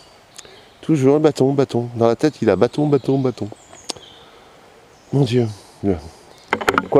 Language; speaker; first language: French; native; French